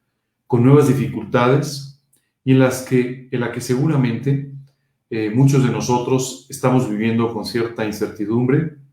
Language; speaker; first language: Spanish; native; Spanish